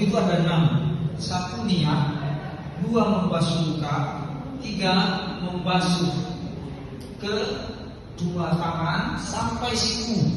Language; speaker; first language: Indonesian; non-native, local second language; Madurese